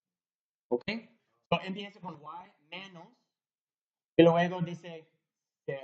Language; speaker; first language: Spanish; non-native, learner; English